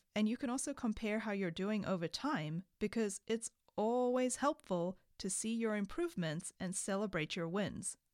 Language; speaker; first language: English; native; English